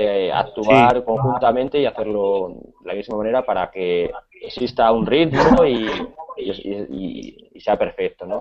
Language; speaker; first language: Spanish; native; Spanish